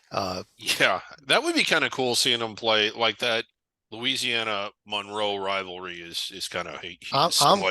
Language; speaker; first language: English; native; English